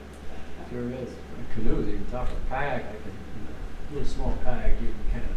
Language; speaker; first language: English; native; English